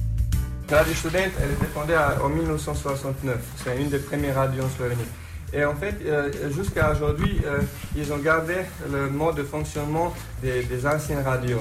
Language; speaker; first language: French; non-native, fluent; Slovenian